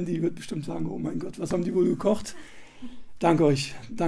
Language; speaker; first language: German; native; German